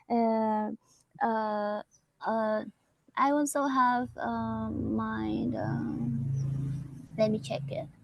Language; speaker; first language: English; non-native, learner; Vietnamese